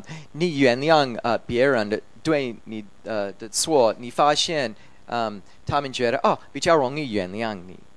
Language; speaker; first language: Chinese; non-native, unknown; English